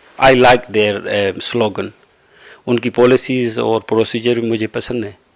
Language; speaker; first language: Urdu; non-native, local second language; Sindhi